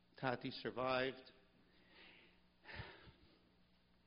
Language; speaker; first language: English; native; English